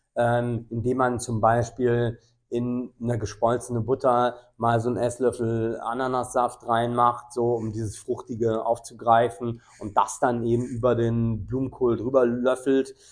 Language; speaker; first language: German; native; German